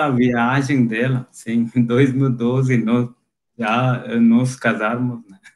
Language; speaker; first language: Portuguese; non-native, local second language; Hindi